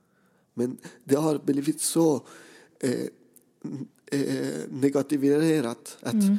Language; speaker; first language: Swedish; non-native, fluent; Persian